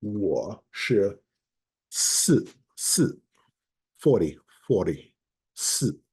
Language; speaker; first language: Chinese; non-native, learner; English